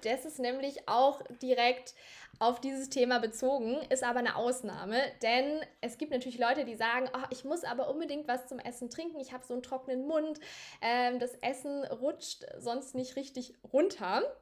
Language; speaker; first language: German; native; German